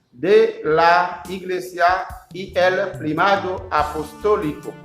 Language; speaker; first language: Spanish; non-native, learner; Haitian Creole